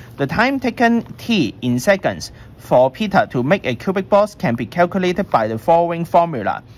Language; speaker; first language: English; non-native, local second language; Chinese